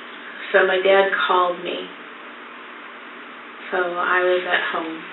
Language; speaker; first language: English; native; English